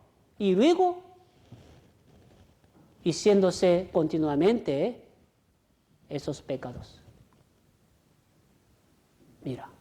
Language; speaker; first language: Spanish; non-native, fluent; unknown